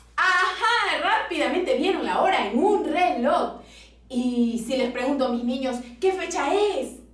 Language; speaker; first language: Spanish; native; Spanish